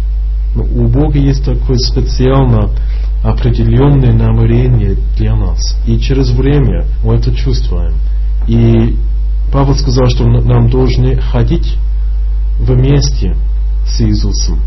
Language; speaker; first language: Russian; non-native, fluent; English